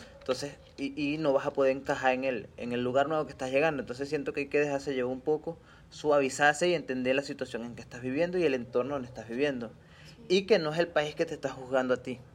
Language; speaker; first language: Spanish; native; Spanish